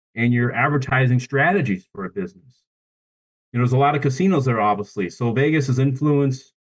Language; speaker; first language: English; native; English